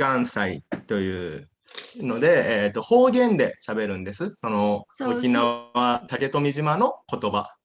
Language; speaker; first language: Japanese; native; Japanese